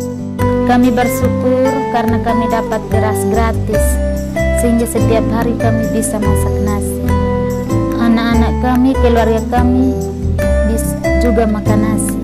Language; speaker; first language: Indonesian; non-native, local second language; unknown